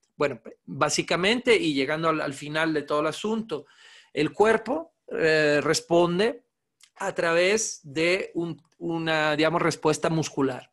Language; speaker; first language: Spanish; non-native, fluent; Italian